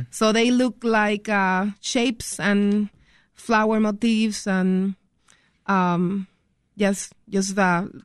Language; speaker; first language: English; non-native, fluent; Spanish